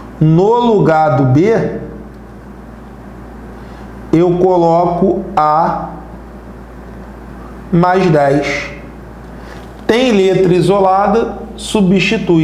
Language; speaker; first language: Portuguese; native; Portuguese